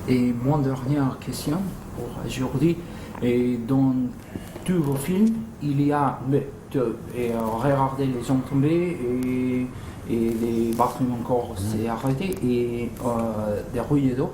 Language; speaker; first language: French; non-native, fluent; Spanish